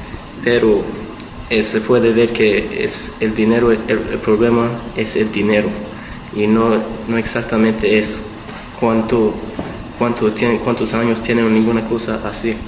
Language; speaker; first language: Spanish; early bilingual, heritage; Spanish